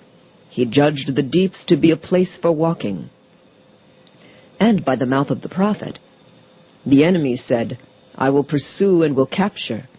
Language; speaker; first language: English; native; English